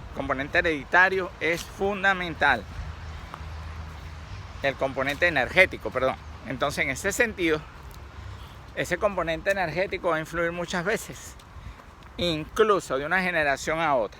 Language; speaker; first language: Spanish; native; Spanish